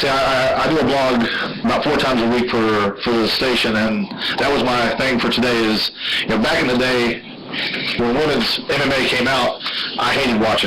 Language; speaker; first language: English; native; English